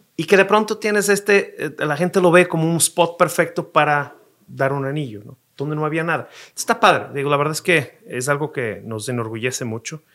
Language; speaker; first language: Spanish; non-native, fluent; Portuguese